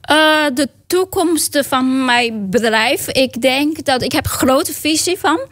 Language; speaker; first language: Dutch; non-native, learner; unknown